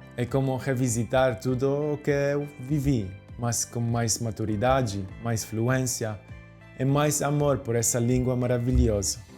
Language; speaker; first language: Portuguese; non-native, fluent; Polish